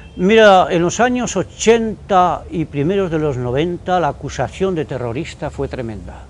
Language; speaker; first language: Spanish; native; Spanish